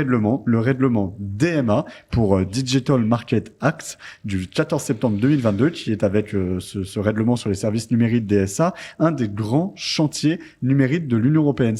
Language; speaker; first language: French; native; French